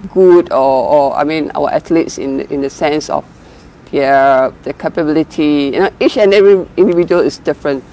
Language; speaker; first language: English; non-native, local second language; Malay